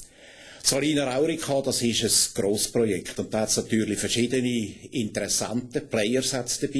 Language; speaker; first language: German; native; German